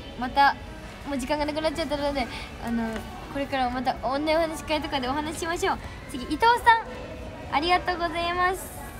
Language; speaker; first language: Japanese; native; Japanese